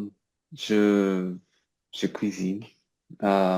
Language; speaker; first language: French; non-native, learner; English